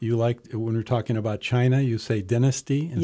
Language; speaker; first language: English; native; English